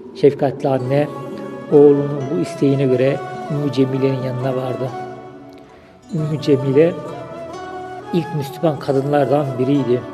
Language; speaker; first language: Turkish; native; Turkish